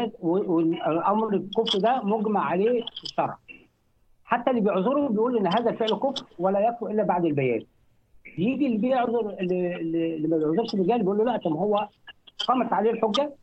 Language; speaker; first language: Arabic; native; Arabic